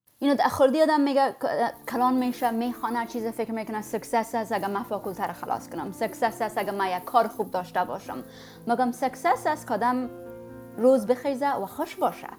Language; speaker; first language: Persian; early bilingual, heritage; Persian